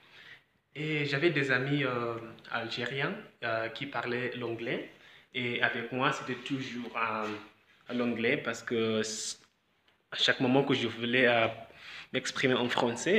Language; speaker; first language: French; non-native, fluent; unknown